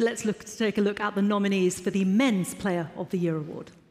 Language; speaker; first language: English; native; English